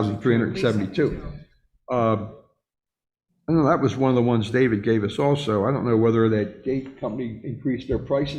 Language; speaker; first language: English; native; English